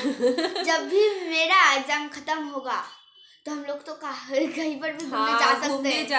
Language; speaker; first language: Hindi; non-native, local second language; Bangla